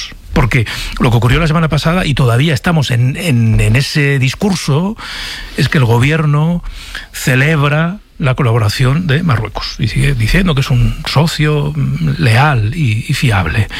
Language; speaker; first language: Spanish; native; Spanish